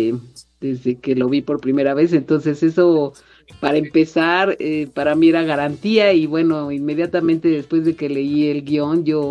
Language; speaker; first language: Spanish; native; Spanish